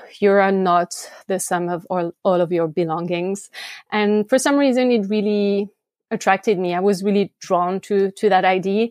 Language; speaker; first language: English; non-native, fluent; French